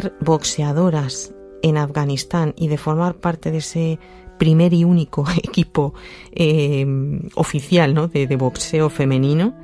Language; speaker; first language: Spanish; native; Spanish